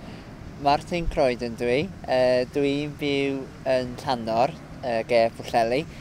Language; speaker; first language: Welsh; non-native, fluent; English